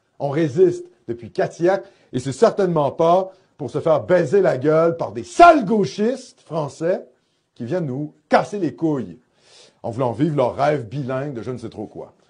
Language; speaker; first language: French; native; French